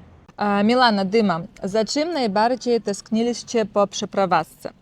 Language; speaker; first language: Polish; non-native, learner; Russian